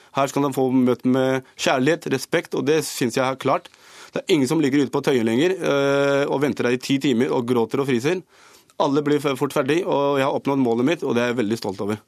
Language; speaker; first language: Norwegian; early bilingual, other home language; Urdu